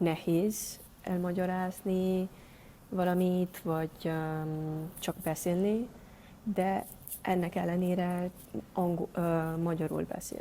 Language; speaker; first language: Hungarian; non-native, learner; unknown